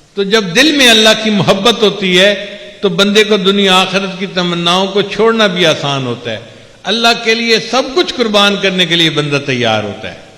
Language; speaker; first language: Urdu; non-native, local second language; Punjabi